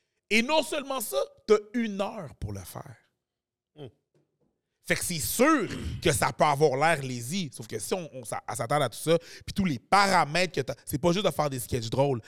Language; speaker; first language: French; native; French